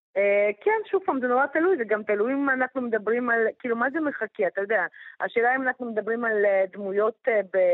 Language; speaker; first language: Hebrew; non-native, fluent; Russian